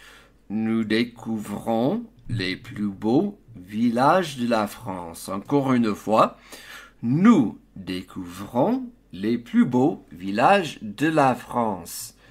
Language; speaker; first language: French; non-native, fluent; English